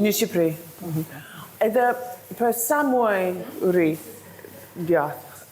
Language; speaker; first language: Albanian; non-native, learner; English